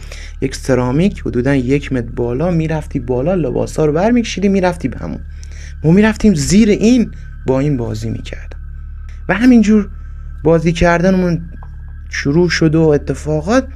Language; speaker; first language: Persian; native; Persian